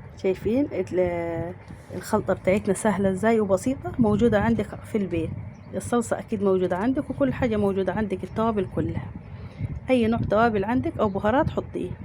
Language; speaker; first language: Egyptian Arabic; native; Egyptian Arabic